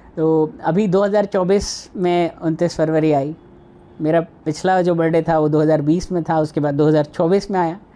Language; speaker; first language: Hindi; native; Hindi